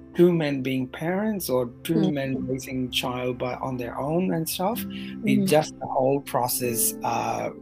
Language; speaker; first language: English; non-native, local second language; Tamil